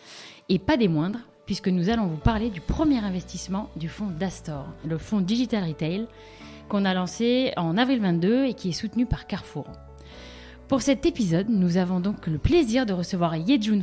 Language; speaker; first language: French; native; French